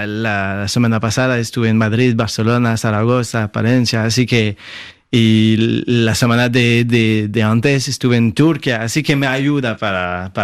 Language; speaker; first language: Spanish; non-native, fluent; French